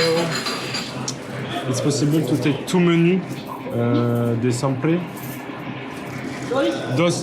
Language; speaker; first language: English; non-native, learner; French